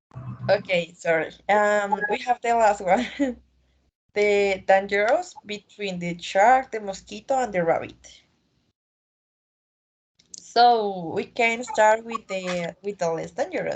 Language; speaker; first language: English; non-native, learner; Spanish